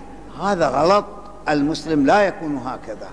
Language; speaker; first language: Arabic; native; Arabic